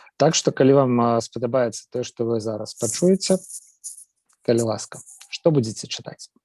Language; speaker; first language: Belarusian; non-native, local second language; Russian